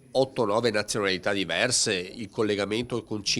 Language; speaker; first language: Italian; native; Italian